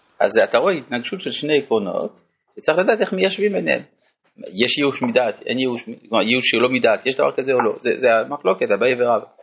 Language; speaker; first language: Hebrew; non-native, fluent; French